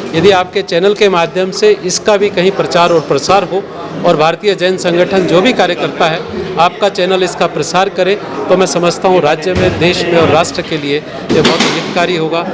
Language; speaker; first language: Hindi; native; Hindi